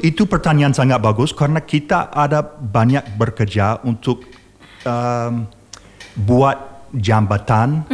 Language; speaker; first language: Indonesian; non-native, learner; English